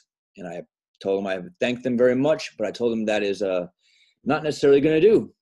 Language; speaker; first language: English; native; English